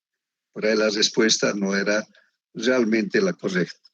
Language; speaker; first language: Spanish; native; Spanish